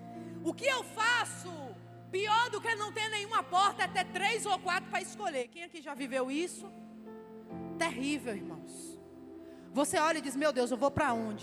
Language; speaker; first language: Portuguese; native; Portuguese